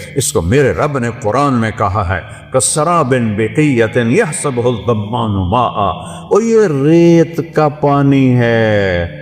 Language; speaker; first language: Urdu; non-native, local second language; Saraiki